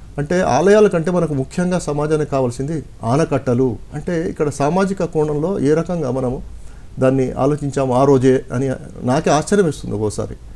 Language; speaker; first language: Telugu; non-native, local second language; Lambadi